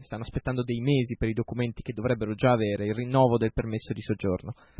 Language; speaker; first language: Italian; native; Italian